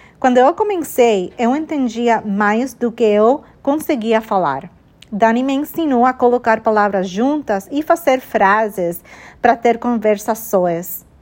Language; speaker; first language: Portuguese; non-native, learner; English